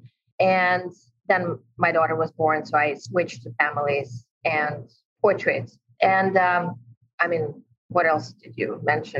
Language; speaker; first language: English; non-native, fluent; Ukrainian